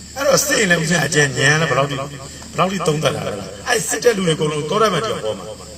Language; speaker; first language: Burmese; native; Burmese